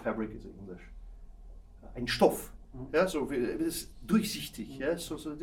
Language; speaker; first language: German; non-native, fluent; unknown